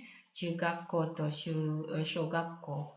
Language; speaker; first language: Japanese; non-native, learner; Indonesian